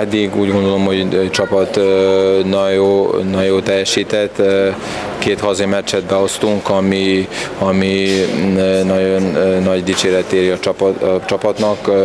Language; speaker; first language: Hungarian; non-native, fluent; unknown